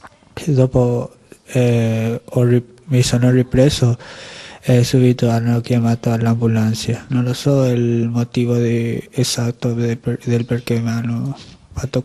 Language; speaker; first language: Italian; early bilingual, other home language; Spanish